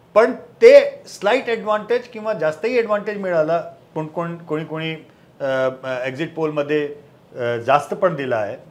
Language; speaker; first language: Marathi; early bilingual, heritage; Marathi